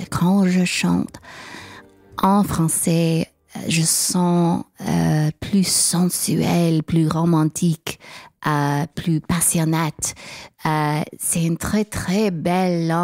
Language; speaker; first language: French; non-native, learner; English